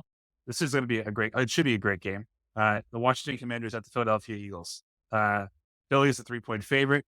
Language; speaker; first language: English; native; English